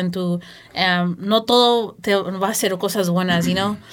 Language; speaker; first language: Spanish; early bilingual, heritage; Spanish